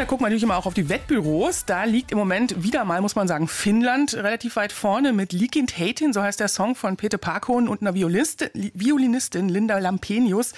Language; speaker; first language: German; native; German